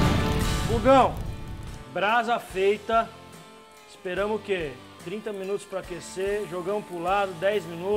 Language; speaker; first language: Portuguese; native; Portuguese